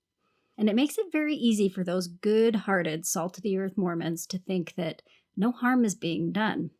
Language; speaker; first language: English; native; English